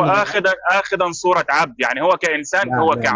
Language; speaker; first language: Arabic; native; Arabic